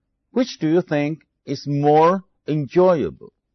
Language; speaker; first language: English; non-native, fluent; Chinese